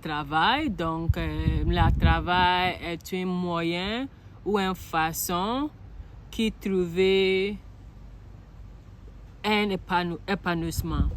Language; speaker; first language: French; non-native, learner; Akan